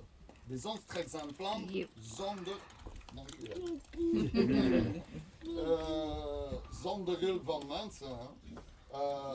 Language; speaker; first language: Dutch; non-native, learner; French